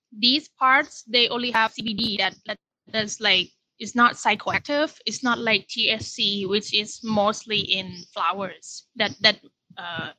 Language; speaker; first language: English; non-native, fluent; Thai